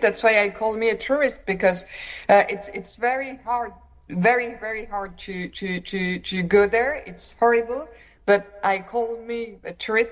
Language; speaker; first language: English; non-native, fluent; French